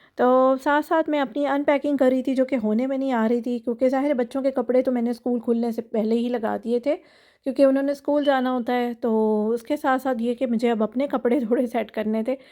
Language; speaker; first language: Urdu; native; Urdu